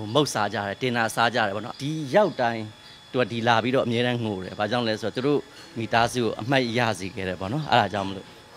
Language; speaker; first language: Burmese; native; Burmese